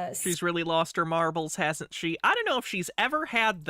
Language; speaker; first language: English; native; English